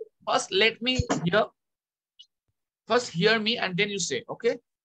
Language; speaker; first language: English; non-native, local second language; Bangla